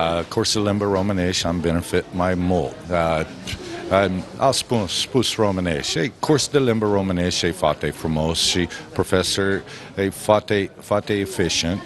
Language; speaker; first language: Romanian; non-native, learner; English